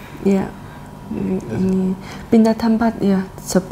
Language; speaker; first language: Indonesian; non-native, learner; Chinese